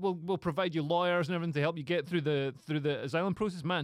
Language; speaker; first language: English; native; English